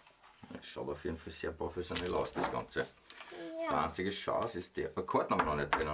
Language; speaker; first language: German; native; German